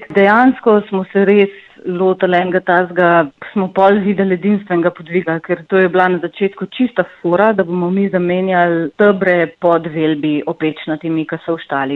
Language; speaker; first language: Slovenian; native; Slovenian